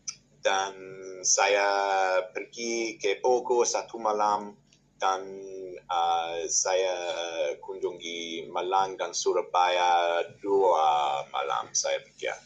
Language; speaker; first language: Indonesian; non-native, learner; English